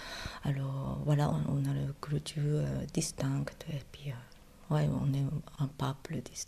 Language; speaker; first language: French; non-native, fluent; Japanese